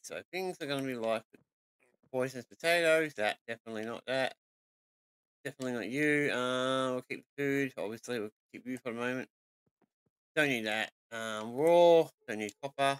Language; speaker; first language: English; native; English